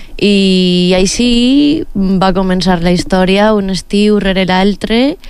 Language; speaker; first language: Catalan; native; Catalan